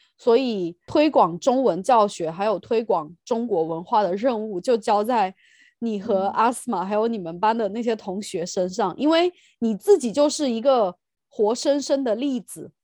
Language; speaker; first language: Chinese; native; Chinese